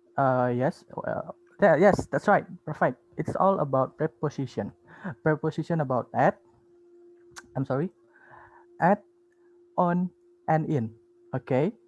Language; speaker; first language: English; non-native, learner; Indonesian